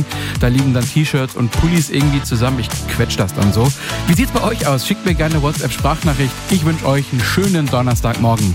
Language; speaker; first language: German; native; German